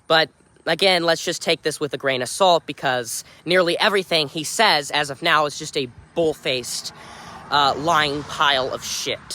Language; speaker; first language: English; native; English